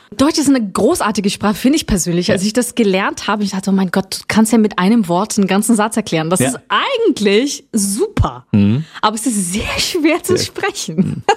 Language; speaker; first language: German; non-native, fluent; Portuguese